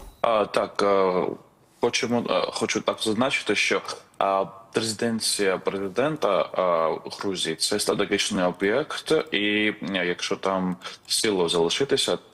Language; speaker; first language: Ukrainian; non-native, fluent; Georgian